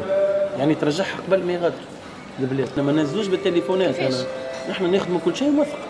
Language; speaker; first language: Arabic; native; Arabic